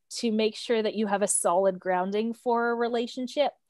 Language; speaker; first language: English; native; English